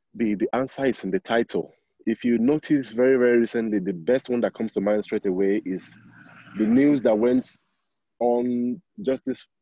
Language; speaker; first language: English; non-native, local second language; Yoruba